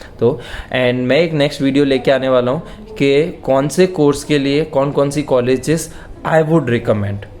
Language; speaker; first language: Hindi; non-native, local second language; Gujarati